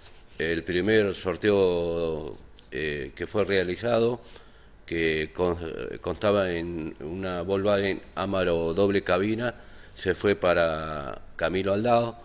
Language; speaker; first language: Spanish; native; Spanish